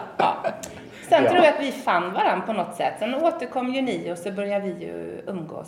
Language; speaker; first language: Swedish; native; Swedish